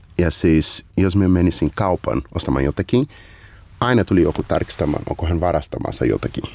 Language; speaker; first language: Finnish; non-native, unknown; Portuguese